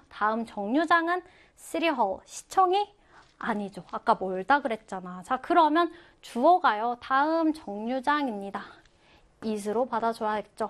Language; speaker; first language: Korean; native; Korean